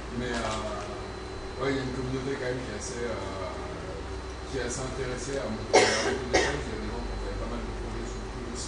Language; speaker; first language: French; native; French